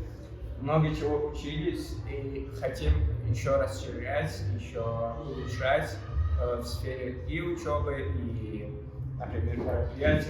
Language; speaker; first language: Russian; non-native, local second language; Tajik